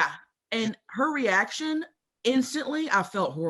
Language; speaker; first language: English; native; English